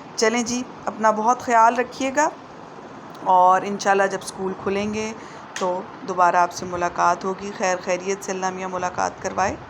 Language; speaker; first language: Urdu; native; Urdu